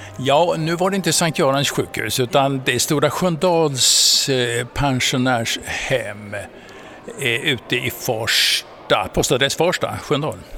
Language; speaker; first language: Swedish; native; Swedish